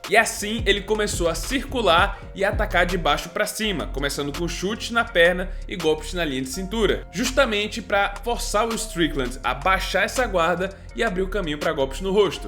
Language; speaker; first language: Portuguese; native; Portuguese